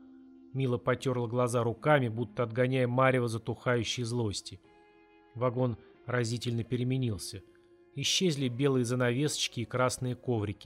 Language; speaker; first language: Russian; native; Russian